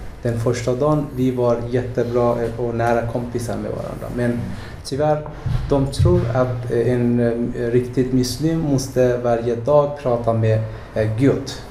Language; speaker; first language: Swedish; non-native, learner; Persian